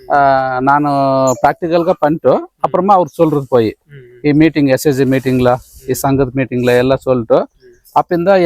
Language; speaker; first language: Tamil; non-native, local second language; Telugu